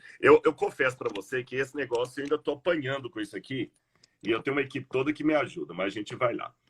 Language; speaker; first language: Portuguese; native; Portuguese